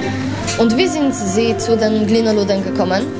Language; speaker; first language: German; non-native, learner; Polish